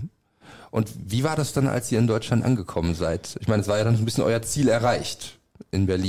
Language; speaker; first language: German; native; German